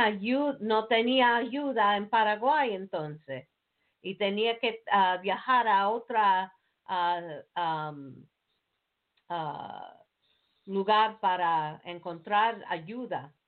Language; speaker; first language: Spanish; non-native, learner; English